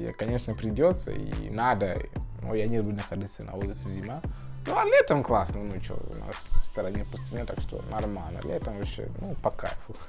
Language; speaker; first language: Russian; non-native, fluent; Tswana